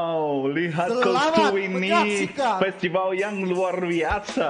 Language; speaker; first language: Indonesian; non-native, learner; Portuguese